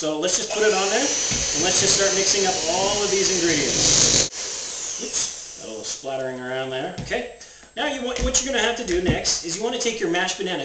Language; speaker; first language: English; native; English